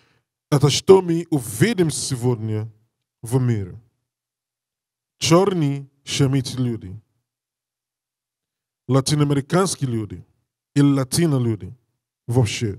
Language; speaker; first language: Russian; non-native, learner; English